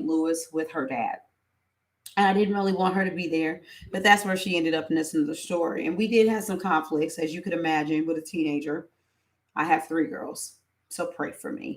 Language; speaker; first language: English; native; English